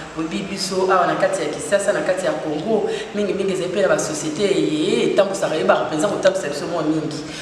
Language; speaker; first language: Lingala; native; Lingala